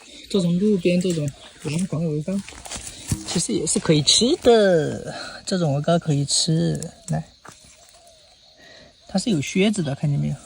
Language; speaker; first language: Chinese; native; Chinese